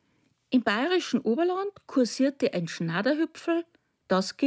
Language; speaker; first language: German; native; German